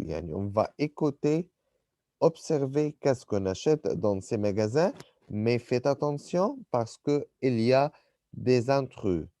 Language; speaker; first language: French; non-native, fluent; Arabic